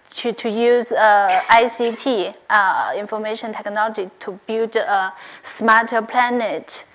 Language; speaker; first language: English; non-native, learner; Chinese